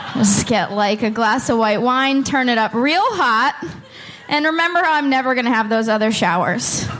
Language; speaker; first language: English; native; English